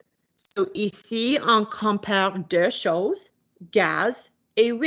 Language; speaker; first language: French; non-native, local second language; English